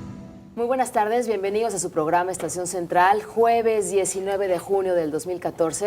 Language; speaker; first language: Spanish; native; Spanish